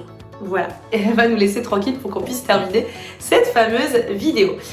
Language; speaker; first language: French; native; French